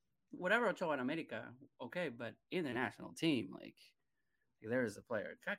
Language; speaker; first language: English; native; English